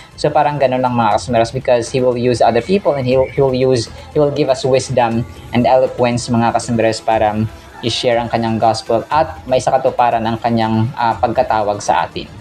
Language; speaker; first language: Filipino; non-native, local second language; Hiligaynon